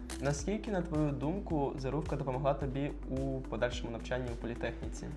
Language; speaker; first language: Ukrainian; native; Ukrainian